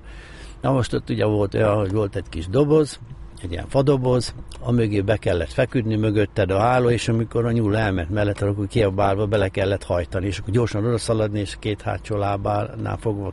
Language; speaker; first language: Hungarian; native; Hungarian